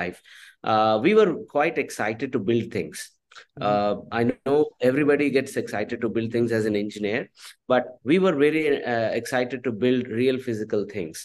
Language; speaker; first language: English; non-native, local second language; Telugu